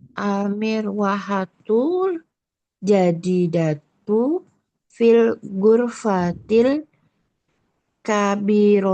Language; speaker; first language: Arabic; non-native, learner; Indonesian